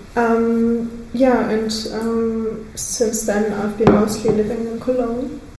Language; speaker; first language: English; non-native, fluent; Russian